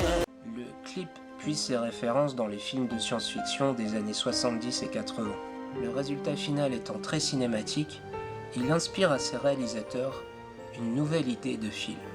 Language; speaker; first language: French; native; French